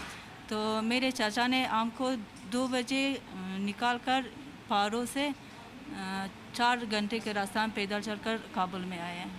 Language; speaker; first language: Hindi; non-native, fluent; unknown